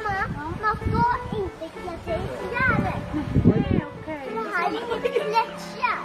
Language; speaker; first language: Swedish; early bilingual, other home language; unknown